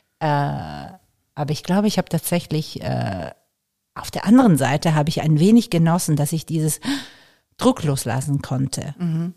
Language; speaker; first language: German; non-native, fluent; Italian